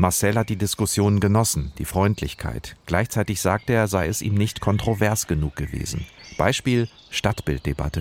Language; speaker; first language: German; native; German